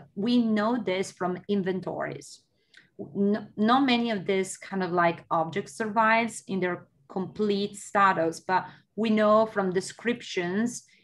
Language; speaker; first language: English; non-native, fluent; Italian